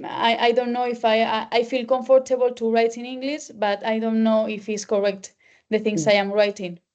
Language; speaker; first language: English; non-native, learner; Spanish